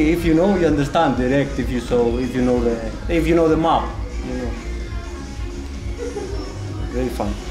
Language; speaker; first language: English; non-native, learner; Greek